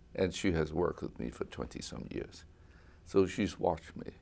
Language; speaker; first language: English; non-native, local second language; Cantonese